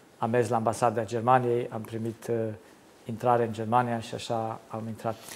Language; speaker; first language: Romanian; non-native, local second language; German